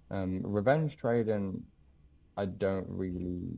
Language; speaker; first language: English; native; English